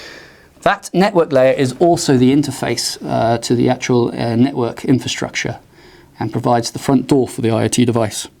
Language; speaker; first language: English; native; English